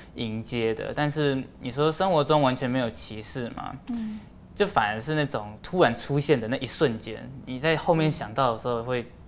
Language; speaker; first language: Chinese; native; Chinese